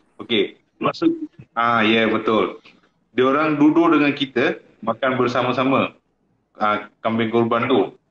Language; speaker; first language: Malay; non-native, local second language; Tamil